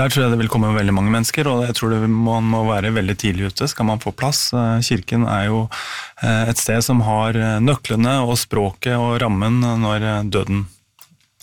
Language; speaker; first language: Norwegian; native; Norwegian